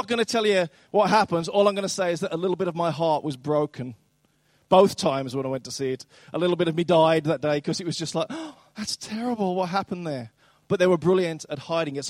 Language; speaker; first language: English; native; English